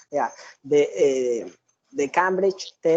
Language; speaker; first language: English; non-native, learner; Spanish